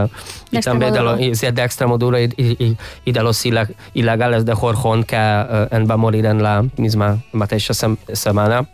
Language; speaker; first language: Catalan; non-native, fluent; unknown